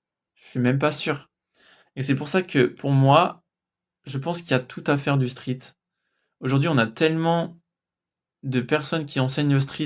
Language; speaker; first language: French; native; French